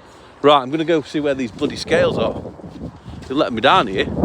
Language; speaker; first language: English; native; English